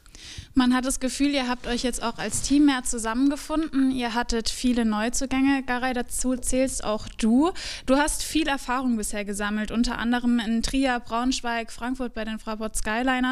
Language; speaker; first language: German; native; German